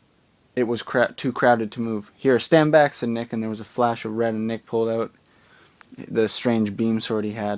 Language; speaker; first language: English; native; English